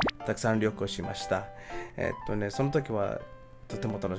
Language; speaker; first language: Japanese; non-native, learner; English